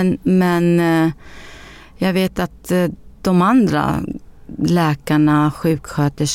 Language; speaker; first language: Swedish; early bilingual, other home language; Arabic